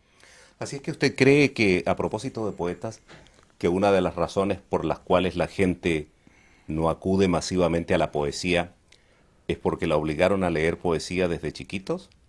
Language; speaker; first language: Spanish; native; Spanish